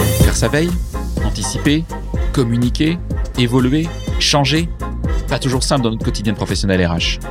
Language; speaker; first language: French; native; French